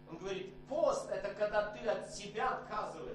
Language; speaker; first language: Polish; non-native, learner; Russian